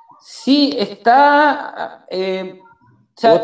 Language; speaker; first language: Portuguese; non-native, learner; Spanish